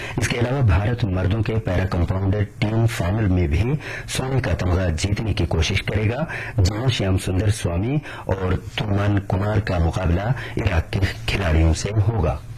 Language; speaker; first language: Urdu; native; Urdu